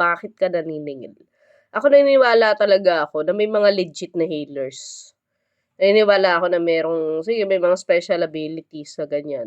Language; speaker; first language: Filipino; native; Filipino